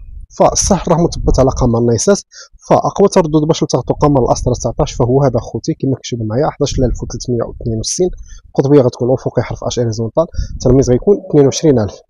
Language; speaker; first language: Arabic; native; Arabic